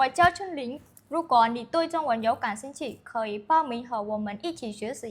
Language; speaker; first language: Chinese; non-native, fluent; Khmer